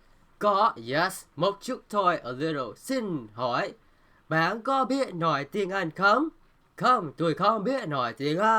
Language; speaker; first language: Vietnamese; non-native, learner; English